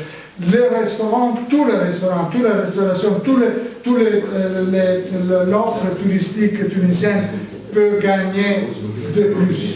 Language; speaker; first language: French; non-native, learner; Italian